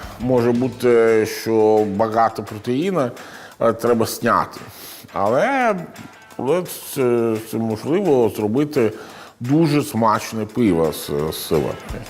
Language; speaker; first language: Ukrainian; non-native, learner; Italian